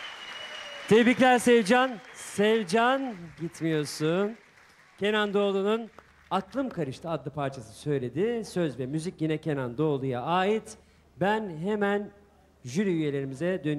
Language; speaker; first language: Turkish; native; Turkish